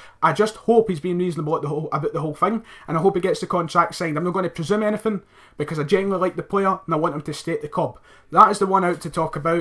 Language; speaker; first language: English; native; English